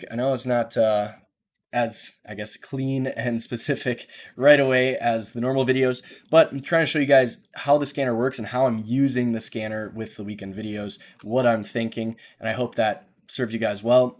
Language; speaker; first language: English; native; English